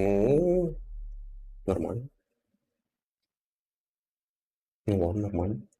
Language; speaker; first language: Russian; native; Russian